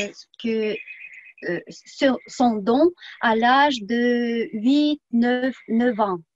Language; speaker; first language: French; non-native, fluent; Tuvinian